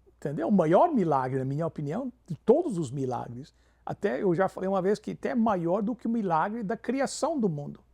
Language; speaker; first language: Portuguese; non-native, fluent; English